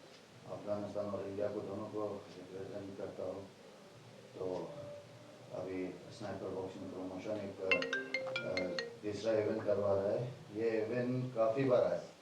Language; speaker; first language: Hindi; non-native, fluent; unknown